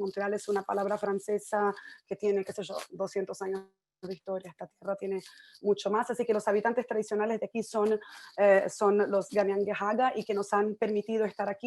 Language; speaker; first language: Spanish; native; Spanish